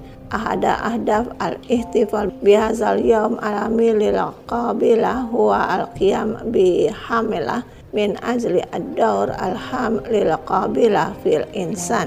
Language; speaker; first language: Arabic; non-native, learner; Indonesian